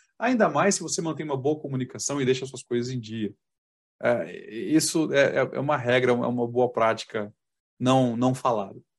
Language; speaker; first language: Portuguese; native; Portuguese